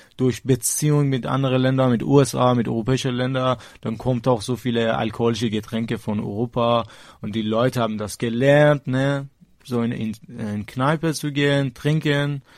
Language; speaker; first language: German; non-native, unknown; Persian